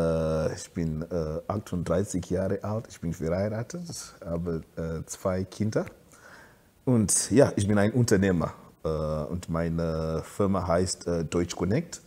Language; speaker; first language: German; non-native, learner; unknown